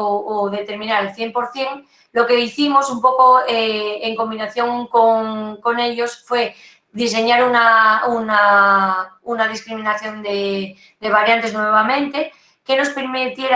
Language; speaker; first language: Spanish; native; Spanish